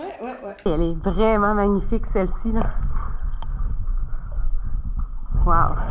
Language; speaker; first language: French; native; French